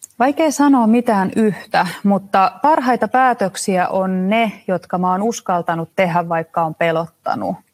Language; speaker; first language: Finnish; native; Finnish